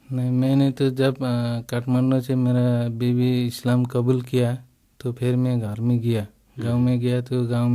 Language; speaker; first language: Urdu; non-native, learner; Nepali